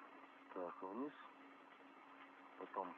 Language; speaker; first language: Russian; native; Russian